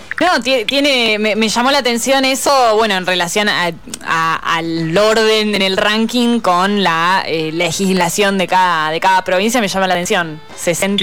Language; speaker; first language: Spanish; native; Spanish